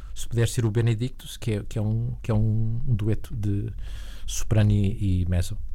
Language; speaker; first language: Portuguese; native; Portuguese